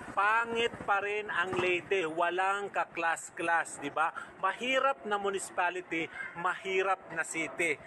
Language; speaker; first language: Filipino; non-native, local second language; Waray